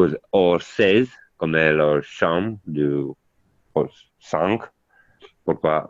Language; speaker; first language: French; non-native, learner; Italian